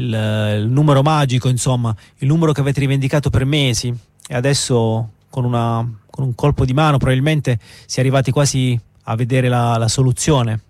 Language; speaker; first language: Italian; native; Italian